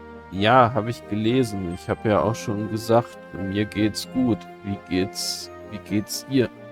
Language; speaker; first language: German; native; German